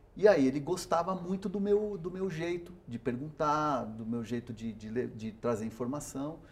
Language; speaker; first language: Portuguese; non-native, local second language; Spanish